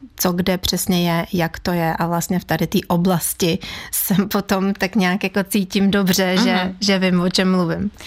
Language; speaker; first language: Czech; non-native, fluent; Ukrainian